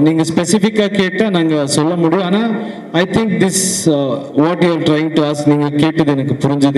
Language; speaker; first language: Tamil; non-native, learner; Kannada